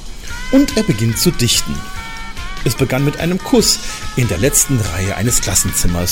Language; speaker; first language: German; native; German